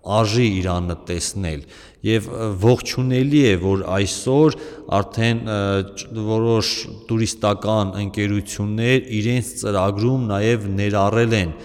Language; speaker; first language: Armenian; native; Armenian